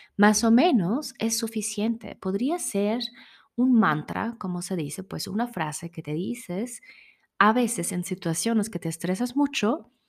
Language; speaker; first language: Spanish; non-native, fluent; German